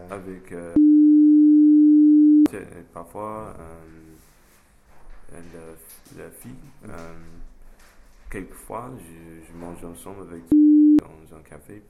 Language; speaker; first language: French; non-native, fluent; English